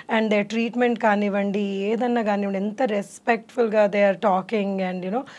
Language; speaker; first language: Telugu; native; Telugu